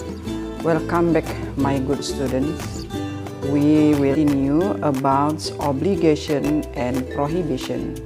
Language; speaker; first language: English; non-native, fluent; Indonesian